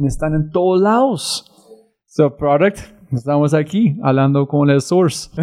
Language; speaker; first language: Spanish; non-native, learner; English